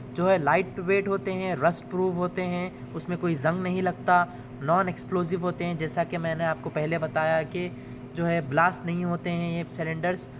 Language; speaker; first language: Hindi; non-native, local second language; Urdu